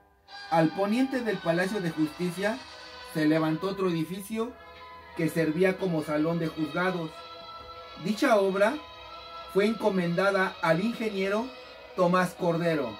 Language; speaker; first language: Spanish; native; Spanish